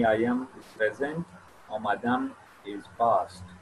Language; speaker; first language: Persian; non-native, fluent; Urdu